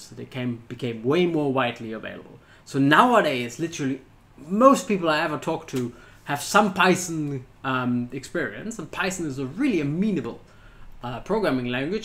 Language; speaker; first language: English; non-native, fluent; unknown